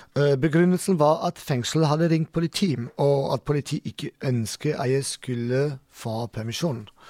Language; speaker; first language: Norwegian; non-native, learner; German